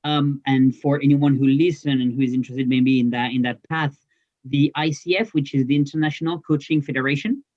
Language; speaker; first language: English; non-native, fluent; French